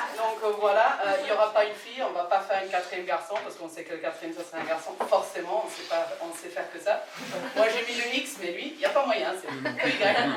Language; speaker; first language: French; non-native, fluent; English